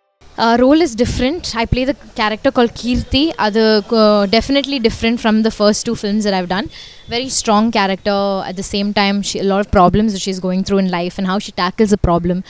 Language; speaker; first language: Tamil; non-native, learner; Malayalam